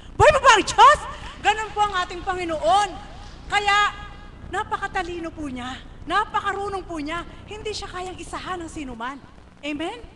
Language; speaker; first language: Filipino; native; Filipino